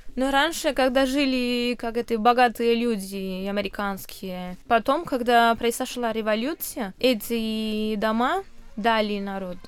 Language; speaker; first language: Russian; non-native, fluent; Spanish